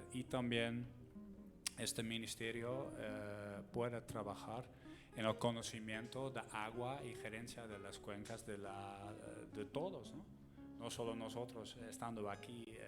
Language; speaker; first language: Spanish; non-native, fluent; Dutch